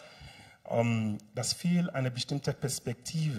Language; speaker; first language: German; non-native, fluent; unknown